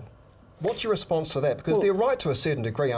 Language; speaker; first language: English; native; English